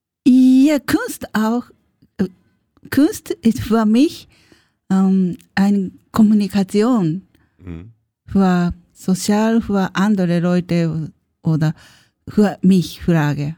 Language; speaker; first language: German; non-native, learner; Japanese